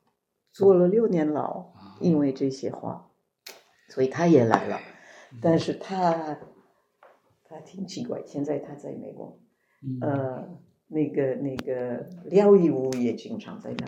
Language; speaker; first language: Chinese; non-native, fluent; French